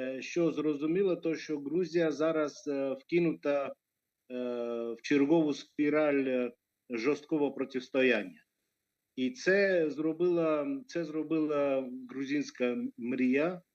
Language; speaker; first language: Ukrainian; non-native, fluent; Georgian